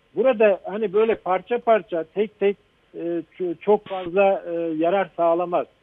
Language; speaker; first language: Turkish; native; Turkish